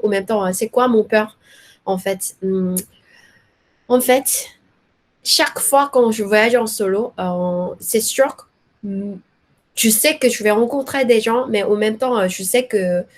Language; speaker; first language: French; non-native, learner; Korean